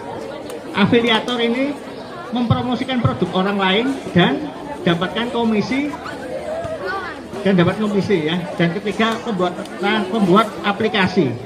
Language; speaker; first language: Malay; non-native, local second language; Javanese